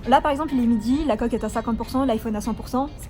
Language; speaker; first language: French; native; French